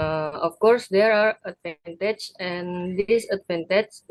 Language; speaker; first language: English; non-native, learner; Indonesian